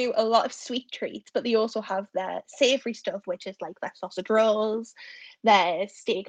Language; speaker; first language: English; native; English